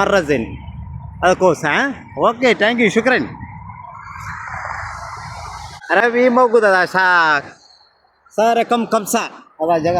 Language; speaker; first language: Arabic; non-native, learner; Malayalam